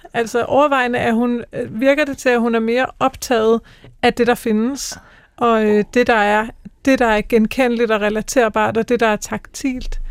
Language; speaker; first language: Danish; native; Danish